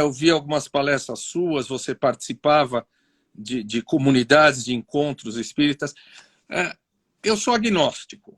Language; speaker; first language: Portuguese; native; Portuguese